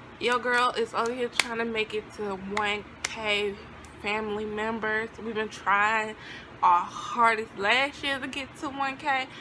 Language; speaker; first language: English; native; English